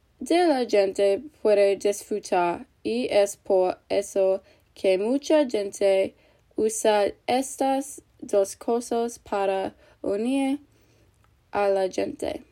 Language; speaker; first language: Spanish; non-native, learner; English